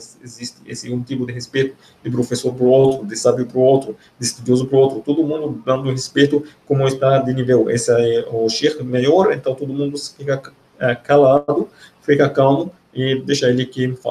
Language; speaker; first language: Portuguese; non-native, fluent; Arabic